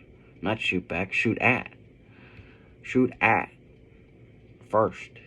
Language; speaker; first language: English; native; English